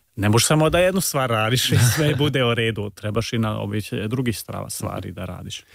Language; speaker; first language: Croatian; early bilingual, heritage; Croatian